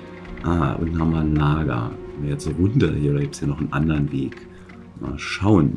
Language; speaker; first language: German; native; German